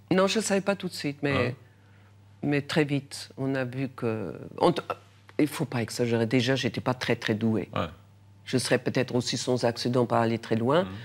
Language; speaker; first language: French; non-native, local second language; German